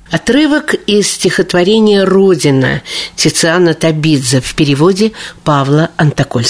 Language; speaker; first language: Russian; native; Russian